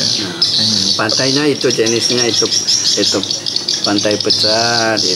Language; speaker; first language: Indonesian; non-native, learner; Korean